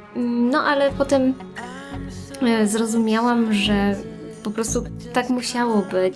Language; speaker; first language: Polish; native; Polish